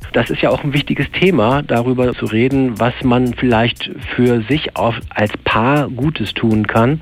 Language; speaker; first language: German; native; German